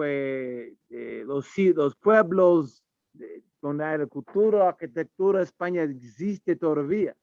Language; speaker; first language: Spanish; non-native, learner; English